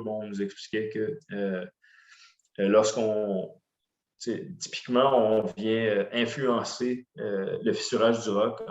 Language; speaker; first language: French; native; French